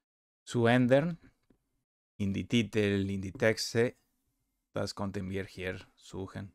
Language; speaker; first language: German; non-native, learner; Spanish